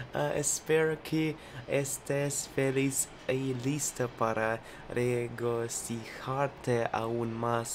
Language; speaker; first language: Spanish; non-native, learner; Russian